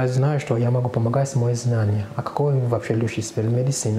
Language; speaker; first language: Russian; non-native, fluent; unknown